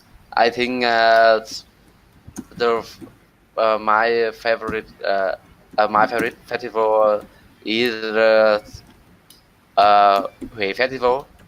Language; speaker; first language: English; non-native, learner; Vietnamese